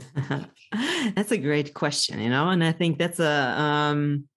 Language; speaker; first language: English; early bilingual, other home language; Polish